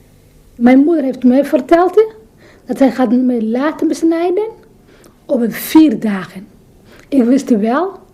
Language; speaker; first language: Dutch; non-native, learner; Somali